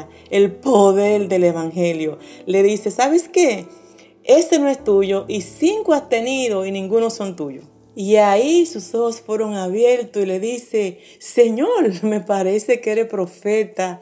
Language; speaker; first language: Spanish; native; Spanish